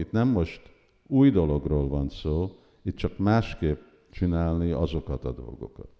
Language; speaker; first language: Hungarian; early bilingual, heritage; Hungarian